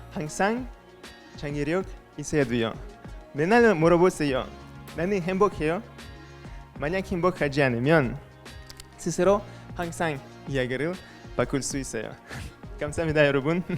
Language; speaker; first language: Korean; non-native, learner; French